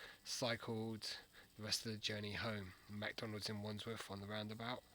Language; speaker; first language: English; native; English